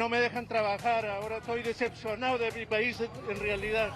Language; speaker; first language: Spanish; native; Spanish